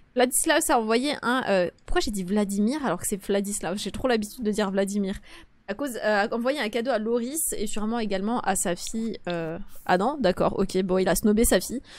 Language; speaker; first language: French; non-native, fluent; Polish